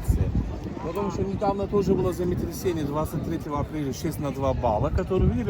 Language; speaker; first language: Russian; non-native, learner; Turkish